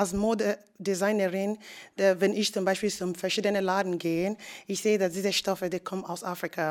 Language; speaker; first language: German; non-native, learner; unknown